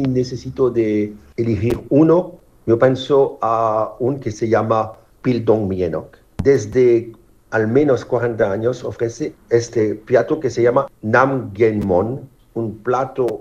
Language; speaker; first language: Spanish; non-native, fluent; French